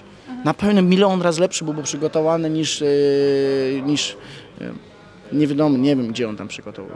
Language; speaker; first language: Polish; non-native, fluent; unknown